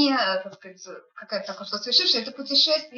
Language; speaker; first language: Russian; native; Russian